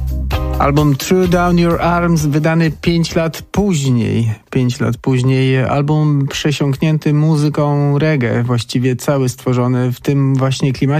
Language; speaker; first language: Polish; native; Polish